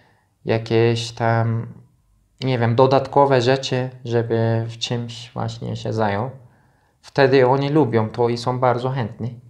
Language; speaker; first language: Polish; non-native, learner; Turkish